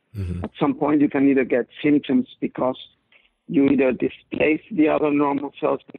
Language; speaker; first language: English; non-native, fluent; Spanish